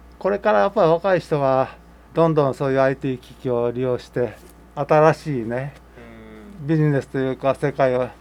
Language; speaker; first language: Japanese; native; Japanese